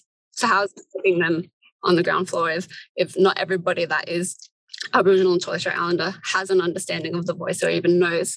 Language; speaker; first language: English; native; English